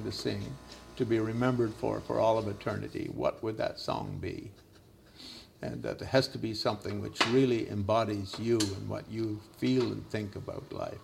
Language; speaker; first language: English; native; English